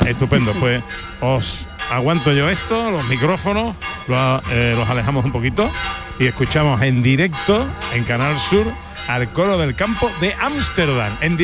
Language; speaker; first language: Spanish; native; Spanish